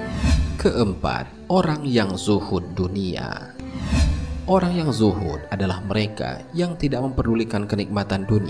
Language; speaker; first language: Indonesian; native; Indonesian